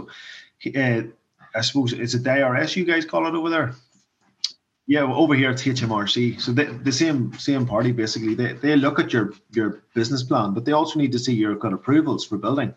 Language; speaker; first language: English; native; English